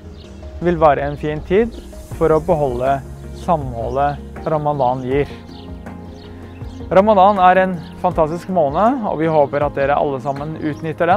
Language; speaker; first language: Norwegian; early bilingual, other home language; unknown